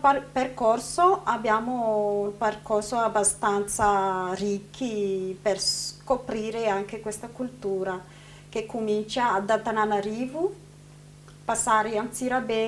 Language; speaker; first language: Italian; non-native, learner; Malagasy